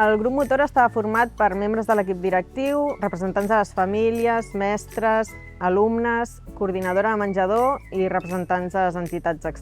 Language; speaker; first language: Catalan; native; Catalan